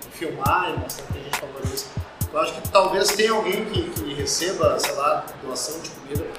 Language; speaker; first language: Portuguese; native; Portuguese